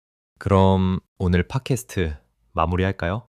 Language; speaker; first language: Korean; early bilingual, heritage; English